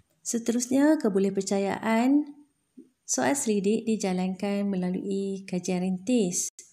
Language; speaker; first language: Malay; native; Malay